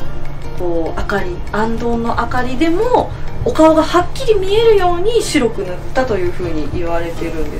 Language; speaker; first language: Japanese; native; Japanese